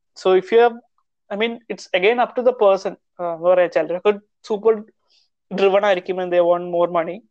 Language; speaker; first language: English; non-native, local second language; Malayalam